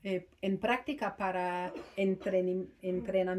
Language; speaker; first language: Spanish; non-native, fluent; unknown